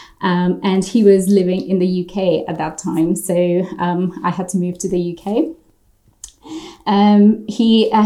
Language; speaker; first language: English; non-native, local second language; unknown